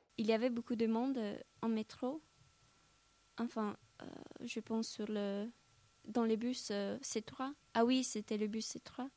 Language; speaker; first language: French; non-native, learner; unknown